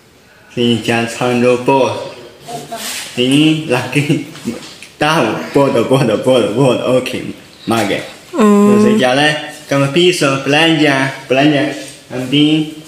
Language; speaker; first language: Indonesian; non-native, learner; Chinese